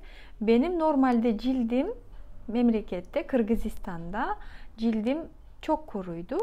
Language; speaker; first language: Turkish; non-native, fluent; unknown